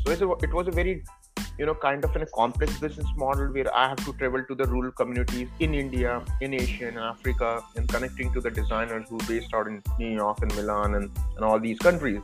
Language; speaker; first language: English; non-native, local second language; Hindi